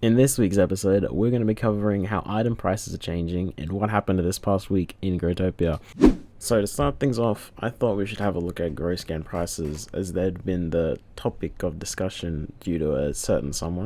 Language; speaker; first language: English; native; English